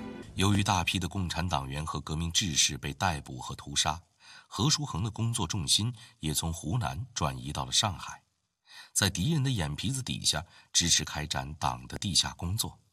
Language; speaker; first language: Chinese; native; Chinese